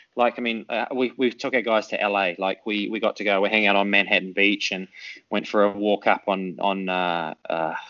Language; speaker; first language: English; native; English